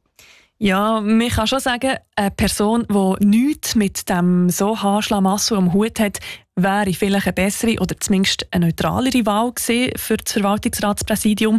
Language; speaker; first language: German; native; German